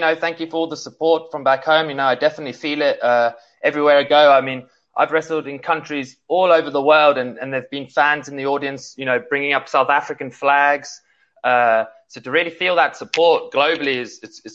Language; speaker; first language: English; native; English